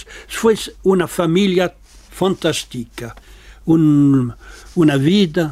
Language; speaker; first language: Spanish; non-native, fluent; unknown